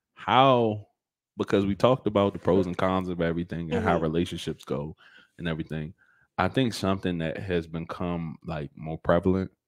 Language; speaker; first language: English; native; English